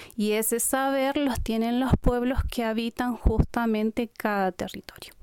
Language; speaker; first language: Spanish; non-native, local second language; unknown